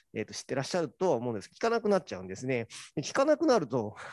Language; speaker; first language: Japanese; native; Japanese